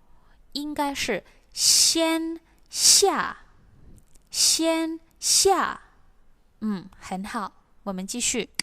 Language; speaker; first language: Chinese; non-native, fluent; Indonesian